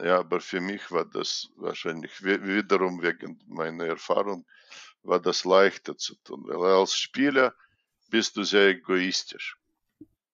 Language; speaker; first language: German; non-native, fluent; Russian